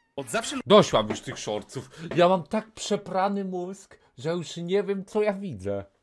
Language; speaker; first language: Polish; native; Polish